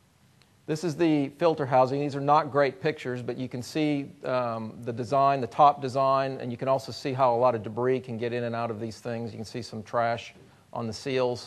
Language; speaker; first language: English; native; English